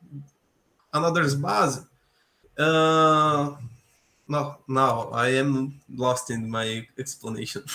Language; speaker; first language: English; non-native, learner; Portuguese